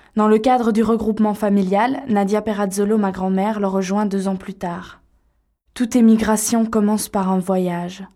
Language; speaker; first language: French; native; French